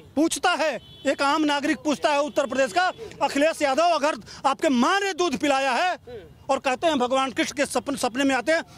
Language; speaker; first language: Hindi; native; Hindi